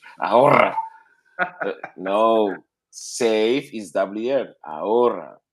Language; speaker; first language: English; non-native, learner; Spanish